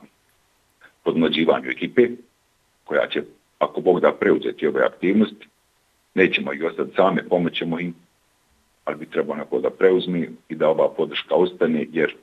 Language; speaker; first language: Bosnian; native; Bosnian